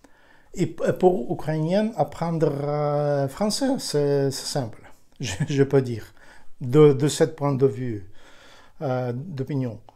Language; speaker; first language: French; non-native, fluent; Ukrainian